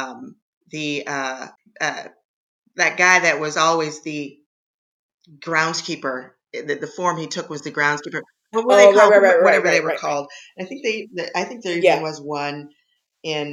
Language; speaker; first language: English; native; English